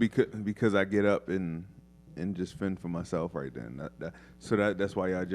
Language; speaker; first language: English; native; English